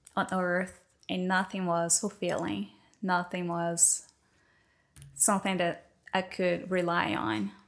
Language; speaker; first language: English; non-native, fluent; Portuguese